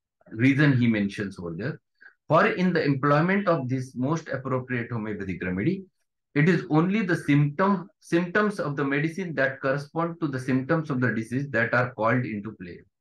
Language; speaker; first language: English; non-native, local second language; Marathi